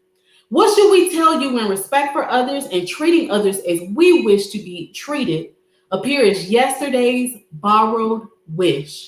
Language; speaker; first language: English; native; English